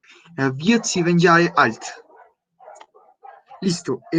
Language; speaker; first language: German; non-native, fluent; Spanish